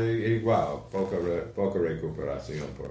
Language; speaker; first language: Portuguese; non-native, fluent; English